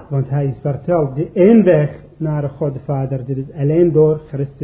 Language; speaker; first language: Dutch; non-native, learner; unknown